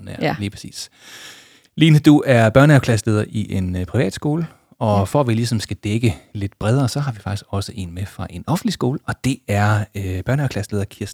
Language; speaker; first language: Danish; native; Danish